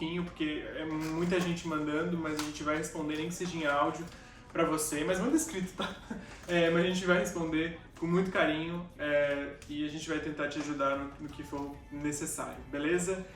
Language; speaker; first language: Portuguese; native; Portuguese